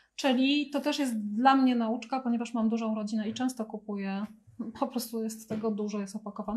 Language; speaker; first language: Polish; native; Polish